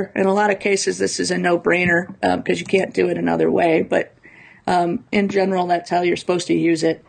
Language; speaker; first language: English; native; English